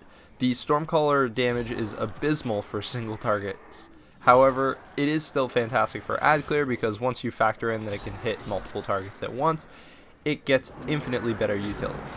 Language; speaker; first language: English; native; English